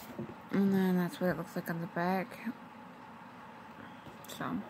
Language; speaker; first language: English; native; English